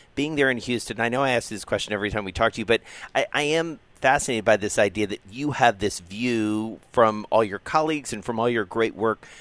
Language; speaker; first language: English; native; English